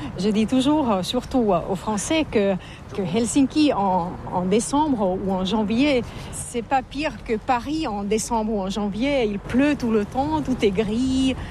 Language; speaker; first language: French; non-native, fluent; Finnish